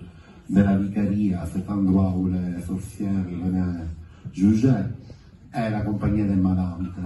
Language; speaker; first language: French; non-native, fluent; Italian